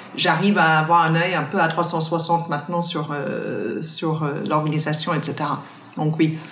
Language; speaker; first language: French; non-native, fluent; English